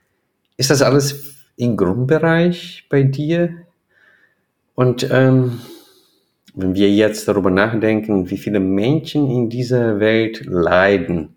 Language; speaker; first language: German; non-native, fluent; Portuguese